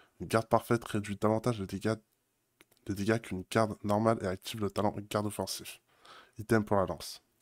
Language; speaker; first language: French; native; French